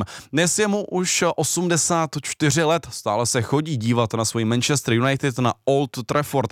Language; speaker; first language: Czech; native; Czech